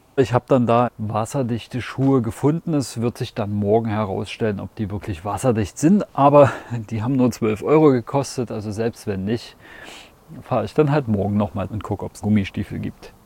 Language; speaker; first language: German; native; German